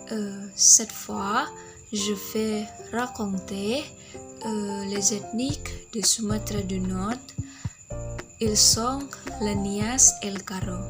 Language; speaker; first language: French; non-native, learner; Indonesian